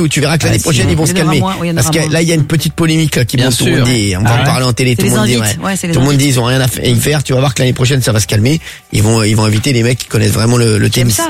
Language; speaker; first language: French; native; French